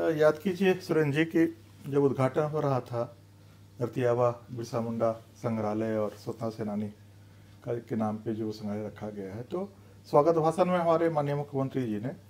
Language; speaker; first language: Hindi; native; Hindi